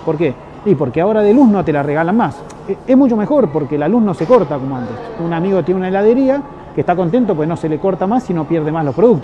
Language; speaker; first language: Spanish; native; Spanish